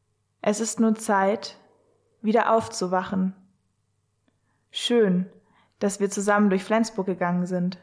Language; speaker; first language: German; native; German